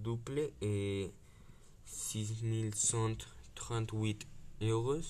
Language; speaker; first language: French; non-native, learner; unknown